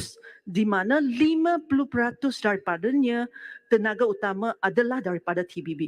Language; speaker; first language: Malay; non-native, local second language; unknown